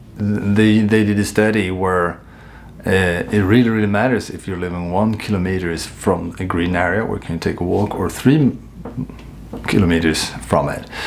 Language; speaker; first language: English; non-native, fluent; Swedish